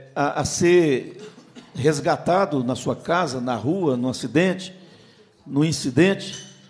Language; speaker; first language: Portuguese; native; Portuguese